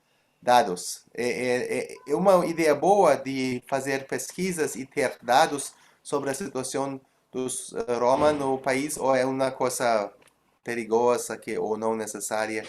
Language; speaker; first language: Portuguese; non-native, fluent; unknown